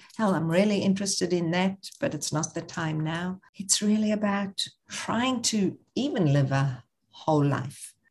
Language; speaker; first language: English; native; English